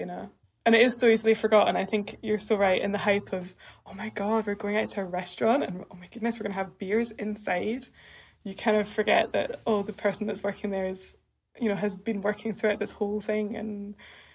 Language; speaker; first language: English; native; English